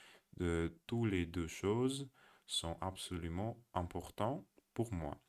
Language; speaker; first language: French; non-native, learner; Russian